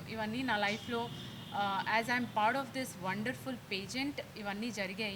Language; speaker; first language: Telugu; native; Telugu